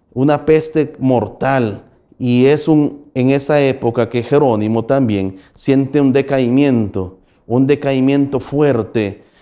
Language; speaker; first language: Spanish; native; Spanish